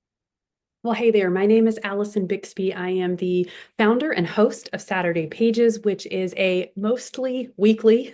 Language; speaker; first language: English; native; English